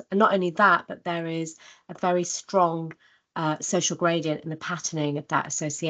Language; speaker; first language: English; native; English